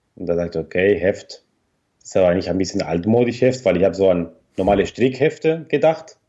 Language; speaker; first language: German; non-native, fluent; Spanish